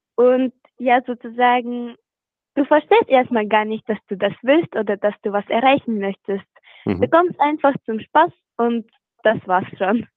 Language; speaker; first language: German; non-native, fluent; Russian